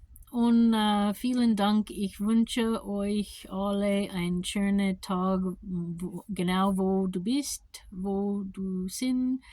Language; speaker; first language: German; non-native, learner; English